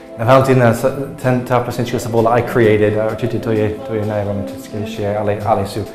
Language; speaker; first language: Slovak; non-native, learner; English